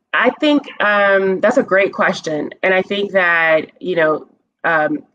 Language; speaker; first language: English; native; English